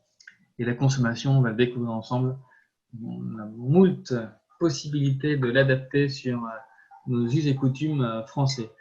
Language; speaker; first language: French; native; French